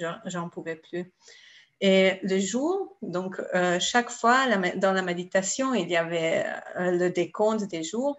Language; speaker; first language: French; non-native, fluent; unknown